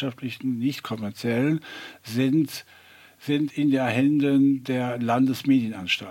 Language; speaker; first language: German; native; German